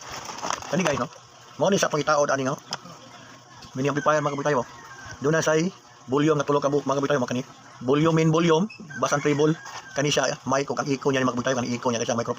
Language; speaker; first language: Cebuano; native; Cebuano